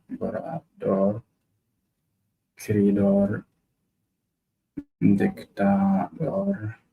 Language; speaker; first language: Spanish; non-native, learner; Arabic